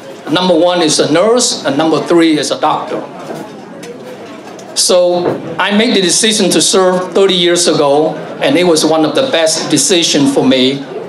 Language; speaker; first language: English; non-native, fluent; Vietnamese